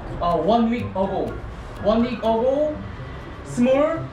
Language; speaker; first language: English; non-native, learner; Korean